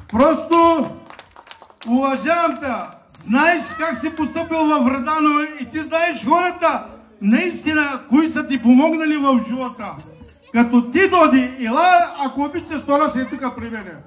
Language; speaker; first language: Bulgarian; non-native, local second language; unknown